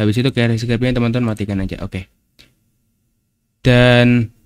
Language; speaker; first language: Indonesian; native; Indonesian